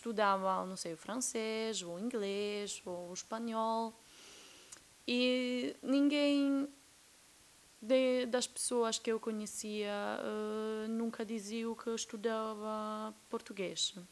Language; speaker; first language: Portuguese; non-native, fluent; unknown